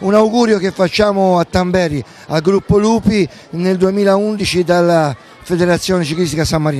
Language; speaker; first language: Italian; native; Italian